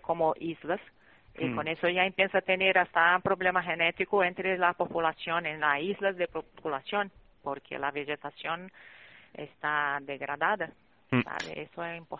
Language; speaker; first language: Spanish; non-native, fluent; Portuguese